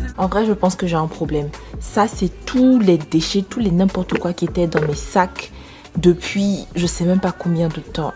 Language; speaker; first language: French; native; French